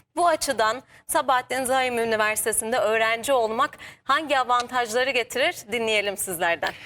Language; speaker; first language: Turkish; native; Turkish